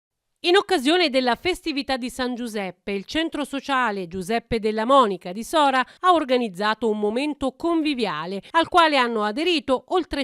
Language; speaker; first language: Italian; native; Italian